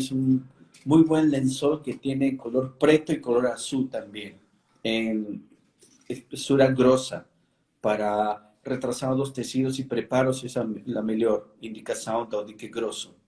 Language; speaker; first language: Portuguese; non-native, fluent; Spanish